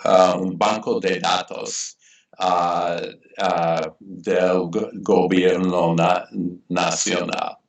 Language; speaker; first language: Spanish; non-native, fluent; English